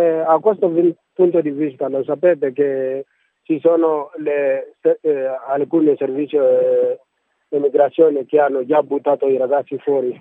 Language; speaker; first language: Italian; non-native, learner; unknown